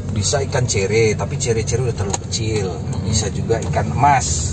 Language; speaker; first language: Indonesian; native; Indonesian